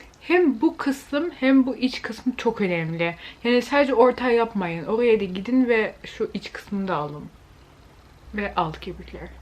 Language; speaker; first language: Turkish; early bilingual, heritage; Turkish